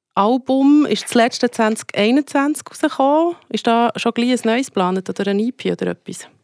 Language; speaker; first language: German; native; German